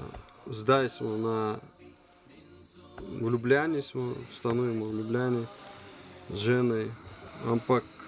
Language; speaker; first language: Slovenian; non-native, learner; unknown